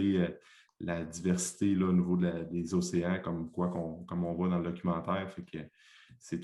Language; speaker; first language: French; native; French